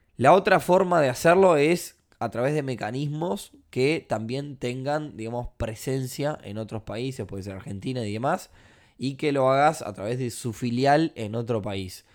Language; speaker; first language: Spanish; native; Spanish